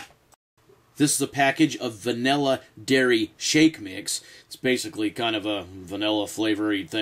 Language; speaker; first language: English; native; English